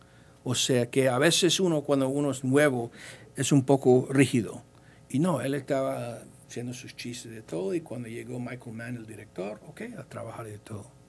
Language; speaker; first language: Spanish; early bilingual, heritage; English